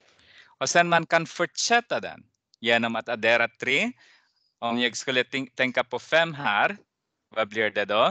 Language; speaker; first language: Swedish; non-native, fluent; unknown